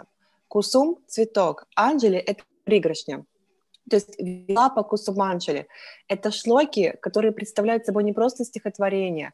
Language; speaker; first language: Russian; native; Russian